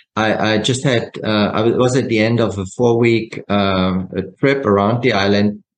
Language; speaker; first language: English; non-native, fluent; German